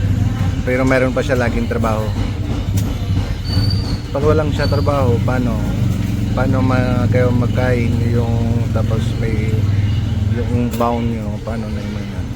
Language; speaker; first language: Filipino; non-native, local second language; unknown